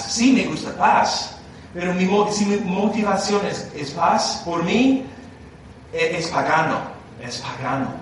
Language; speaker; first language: Spanish; non-native, learner; English